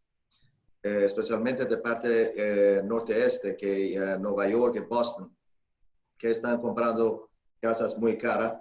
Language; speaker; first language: Spanish; non-native, fluent; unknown